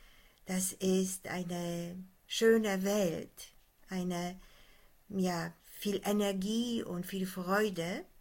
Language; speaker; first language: German; non-native, fluent; Polish